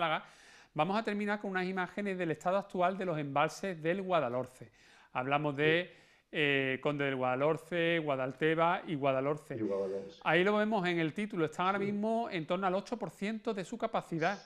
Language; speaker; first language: Spanish; native; Spanish